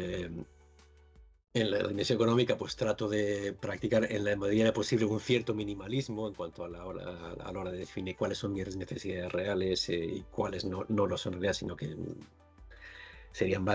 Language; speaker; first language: Spanish; native; Spanish